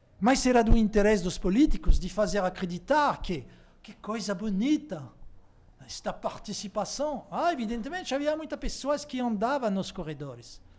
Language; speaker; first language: Portuguese; non-native, fluent; French